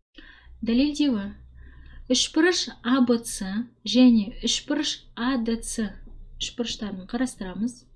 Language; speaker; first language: Kazakh; native; Kazakh